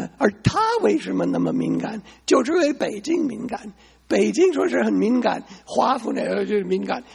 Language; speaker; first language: Chinese; non-native, fluent; English